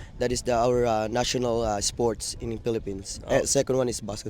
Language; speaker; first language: English; non-native, local second language; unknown